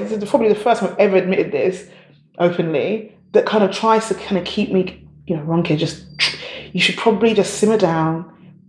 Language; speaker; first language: English; native; English